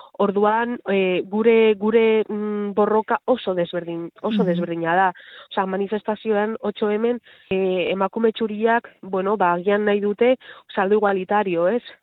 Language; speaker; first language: Basque; non-native, local second language; Spanish